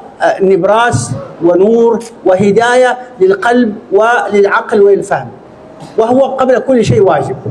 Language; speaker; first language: Arabic; native; Arabic